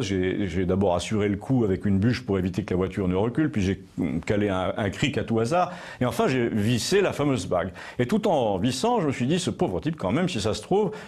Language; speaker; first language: French; native; French